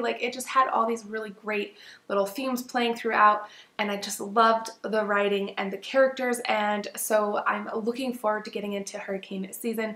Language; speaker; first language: English; native; English